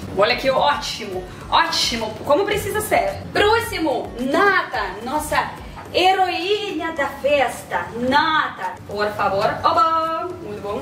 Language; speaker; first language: Portuguese; non-native, fluent; Russian